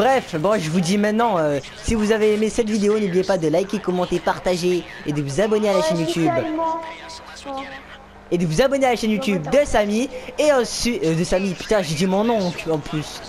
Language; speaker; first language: French; native; French